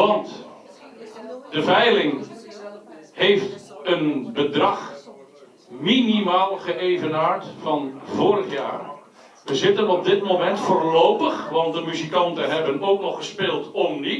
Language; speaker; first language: Dutch; native; Dutch